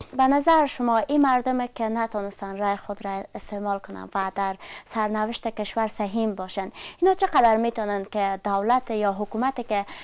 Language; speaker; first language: Persian; native; Persian